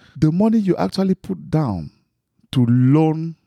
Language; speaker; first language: English; non-native, local second language; French